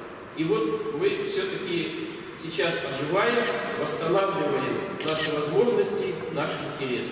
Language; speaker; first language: Russian; native; Russian